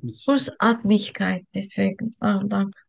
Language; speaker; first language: German; non-native, learner; Turkish